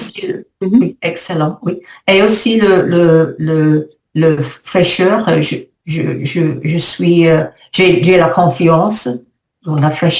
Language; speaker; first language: French; non-native, learner; English